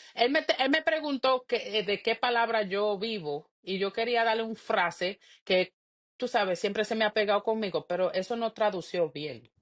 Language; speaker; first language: Spanish; early bilingual, heritage; Spanish